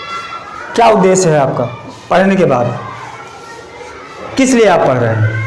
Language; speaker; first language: Hindi; native; Hindi